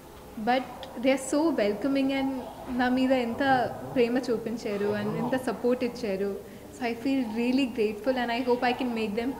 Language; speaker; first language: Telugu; non-native, local second language; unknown